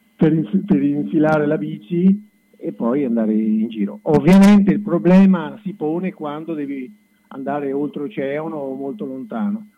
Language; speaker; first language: Italian; native; Italian